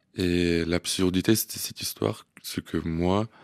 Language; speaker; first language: French; non-native, fluent; Russian